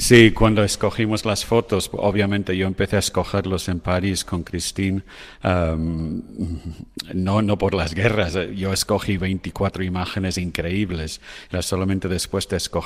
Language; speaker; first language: Spanish; non-native, fluent; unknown